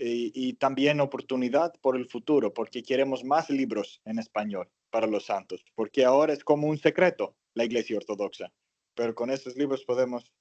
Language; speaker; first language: Spanish; non-native, learner; Greek